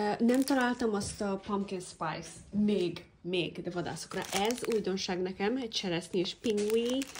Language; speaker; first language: Hungarian; early bilingual, heritage; Hungarian